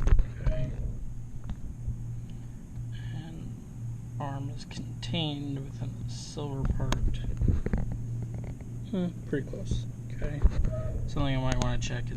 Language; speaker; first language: English; native; English